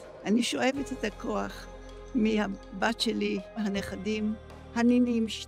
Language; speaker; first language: Hebrew; early bilingual, other home language; Dutch